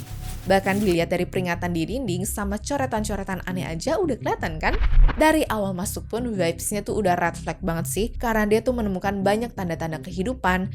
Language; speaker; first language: Indonesian; native; Indonesian